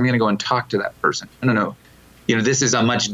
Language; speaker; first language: English; native; English